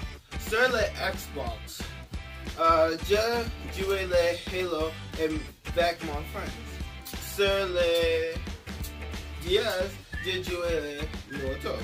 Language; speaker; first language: French; non-native, learner; English